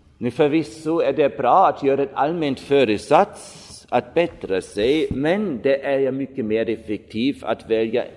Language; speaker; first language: Swedish; non-native, fluent; German